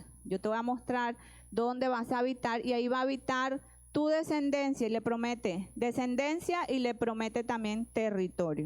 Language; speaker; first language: Spanish; native; Spanish